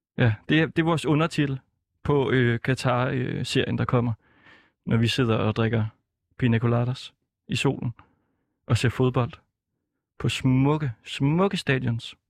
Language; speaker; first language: Danish; native; Danish